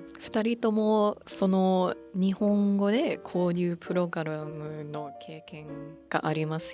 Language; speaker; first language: Japanese; non-native, fluent; English